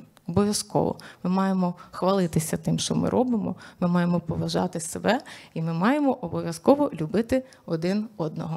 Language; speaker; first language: Ukrainian; native; Ukrainian